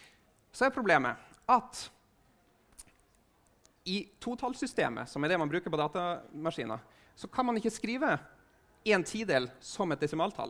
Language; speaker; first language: Norwegian; native; Norwegian